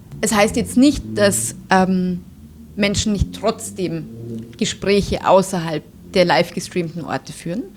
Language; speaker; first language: German; native; German